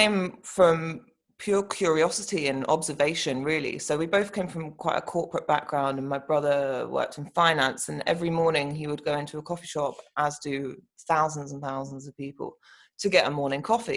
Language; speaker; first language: English; native; English